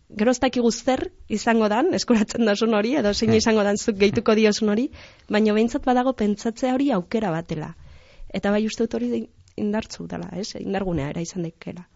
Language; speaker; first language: Basque; native; Basque